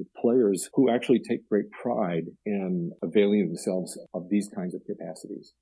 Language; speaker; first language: English; native; English